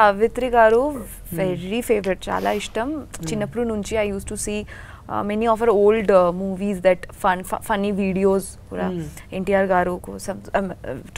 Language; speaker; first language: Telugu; non-native, learner; Bangla